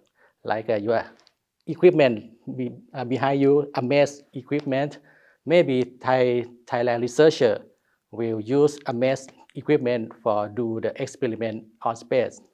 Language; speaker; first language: English; non-native, learner; Thai